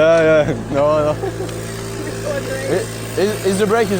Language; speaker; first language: English; non-native, learner; French